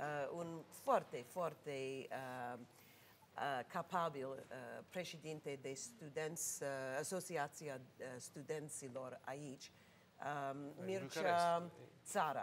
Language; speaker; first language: Romanian; non-native, learner; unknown